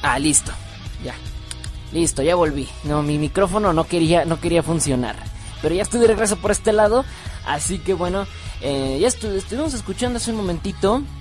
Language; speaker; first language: Spanish; native; Spanish